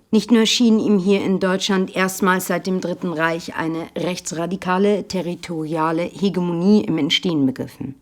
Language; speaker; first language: German; native; German